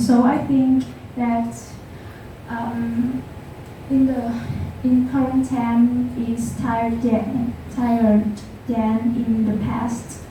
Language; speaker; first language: English; non-native, learner; Vietnamese